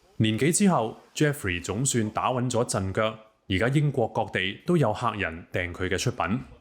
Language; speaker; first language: Cantonese; native; Cantonese